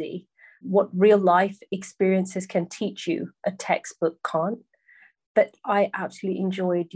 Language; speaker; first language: English; native; English